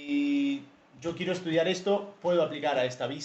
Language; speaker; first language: Spanish; native; Spanish